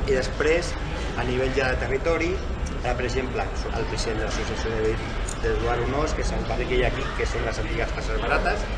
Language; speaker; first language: Catalan; non-native, local second language; Spanish